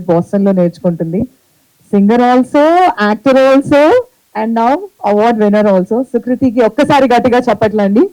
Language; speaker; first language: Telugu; native; Telugu